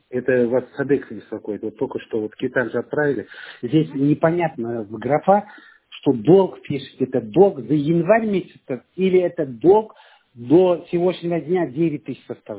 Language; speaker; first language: Russian; non-native, fluent; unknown